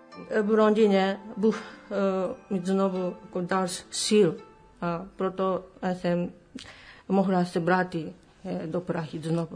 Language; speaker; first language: Czech; non-native, learner; Japanese